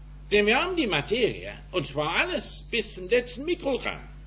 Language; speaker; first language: German; non-native, fluent; English